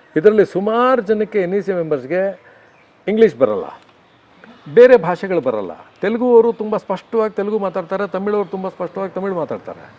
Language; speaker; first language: Kannada; native; Kannada